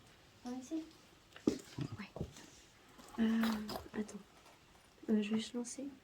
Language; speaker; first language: French; native; French